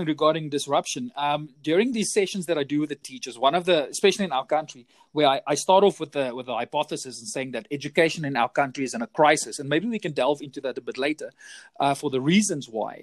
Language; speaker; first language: English; non-native, local second language; Afrikaans